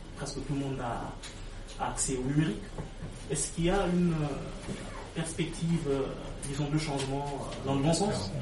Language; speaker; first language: French; non-native, local second language; Lingala